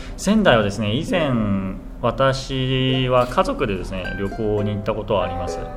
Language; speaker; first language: Japanese; native; Japanese